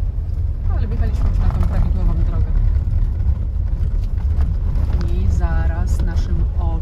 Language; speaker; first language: Polish; native; Polish